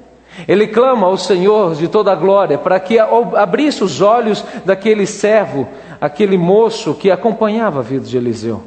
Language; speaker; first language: Portuguese; native; Portuguese